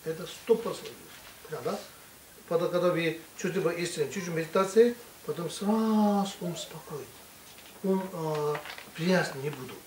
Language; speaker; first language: Russian; non-native, learner; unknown